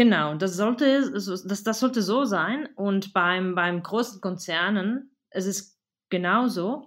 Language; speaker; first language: German; non-native, fluent; Spanish